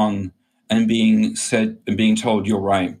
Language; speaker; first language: English; native; English